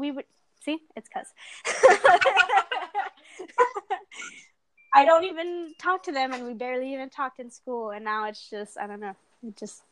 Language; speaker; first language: English; native; English